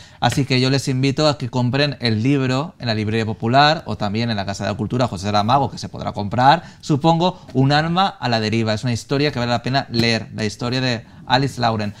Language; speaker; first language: Spanish; native; Spanish